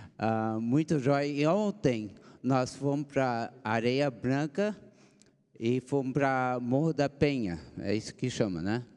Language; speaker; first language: Portuguese; early bilingual, other home language; English